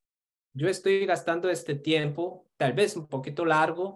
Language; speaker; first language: Spanish; non-native, fluent; Korean